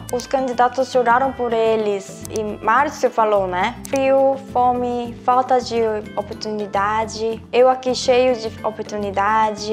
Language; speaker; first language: Portuguese; non-native, fluent; Korean